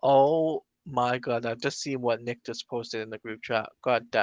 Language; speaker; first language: English; native; English